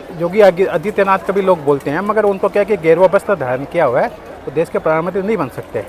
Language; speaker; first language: Hindi; non-native, local second language; Assamese